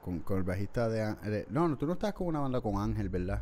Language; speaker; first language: Spanish; early bilingual, heritage; Spanish